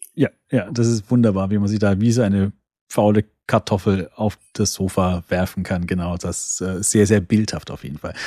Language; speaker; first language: German; native; German